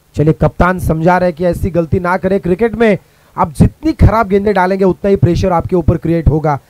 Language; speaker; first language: Hindi; non-native, local second language; Marathi